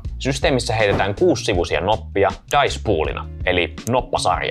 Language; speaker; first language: Finnish; native; Finnish